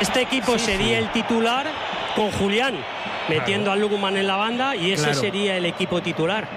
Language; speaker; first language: Spanish; native; Spanish